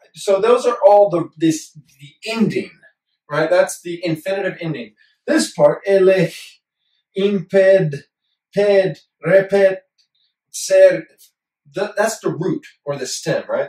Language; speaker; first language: English; native; English